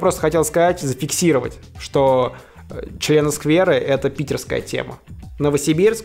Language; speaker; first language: Russian; native; Russian